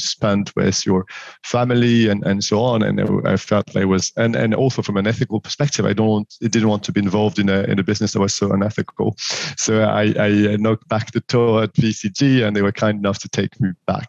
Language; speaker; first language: English; non-native, fluent; French